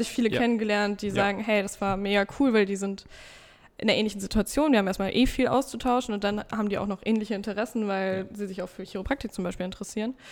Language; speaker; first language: German; native; German